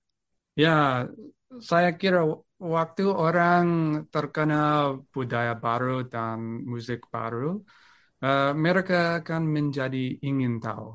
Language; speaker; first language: Indonesian; non-native, fluent; English